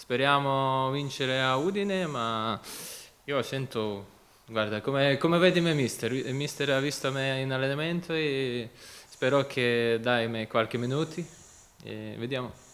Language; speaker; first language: Italian; non-native, learner; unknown